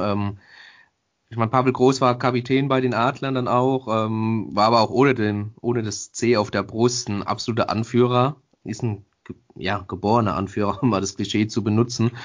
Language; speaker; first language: German; native; German